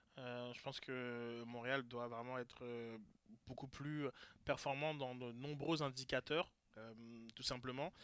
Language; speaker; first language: French; native; French